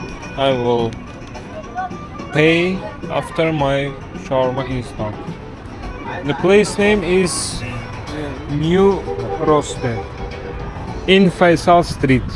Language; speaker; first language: English; non-native, fluent; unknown